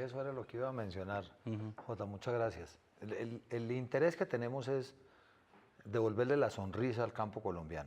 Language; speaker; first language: Spanish; native; Spanish